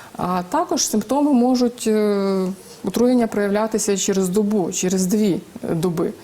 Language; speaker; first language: Ukrainian; native; Ukrainian